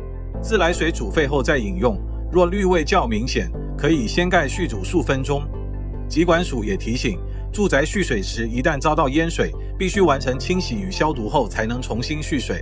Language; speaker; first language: Chinese; native; Chinese